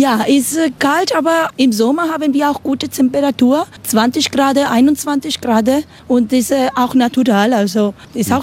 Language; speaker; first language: German; non-native, learner; Spanish